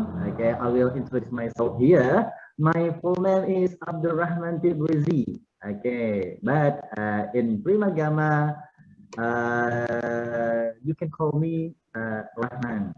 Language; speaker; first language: English; non-native, learner; Indonesian